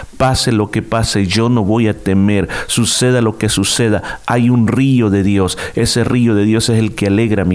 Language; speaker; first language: Spanish; native; Spanish